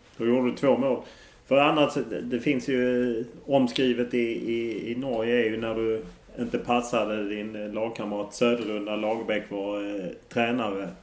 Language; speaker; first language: Swedish; native; Swedish